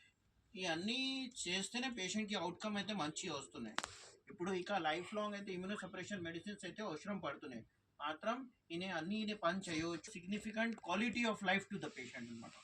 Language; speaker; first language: Telugu; native; Telugu